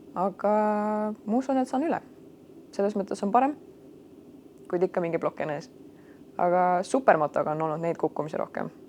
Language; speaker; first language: Estonian; non-native, local second language; Russian